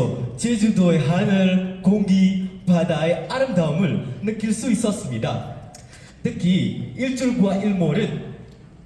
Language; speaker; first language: Korean; non-native, fluent; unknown